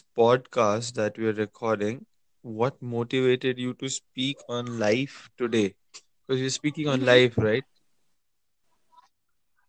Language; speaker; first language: English; non-native, local second language; Hindi